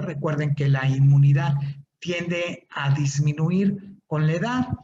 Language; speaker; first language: Spanish; native; Spanish